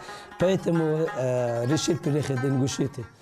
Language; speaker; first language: Russian; non-native, learner; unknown